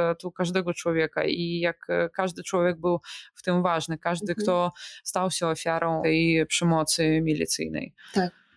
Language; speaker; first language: Polish; non-native, fluent; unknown